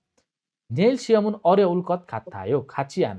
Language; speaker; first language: Korean; non-native, fluent; Nepali